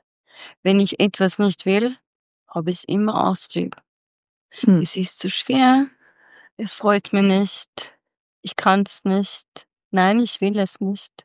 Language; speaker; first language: German; non-native, fluent; Swedish